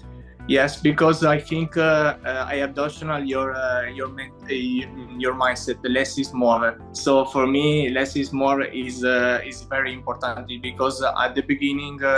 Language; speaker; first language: English; non-native, learner; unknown